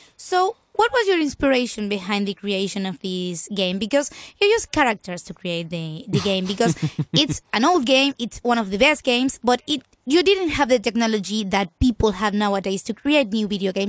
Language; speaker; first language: English; non-native, fluent; Spanish